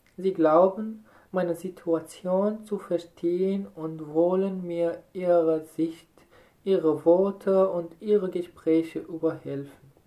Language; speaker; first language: German; non-native, fluent; Arabic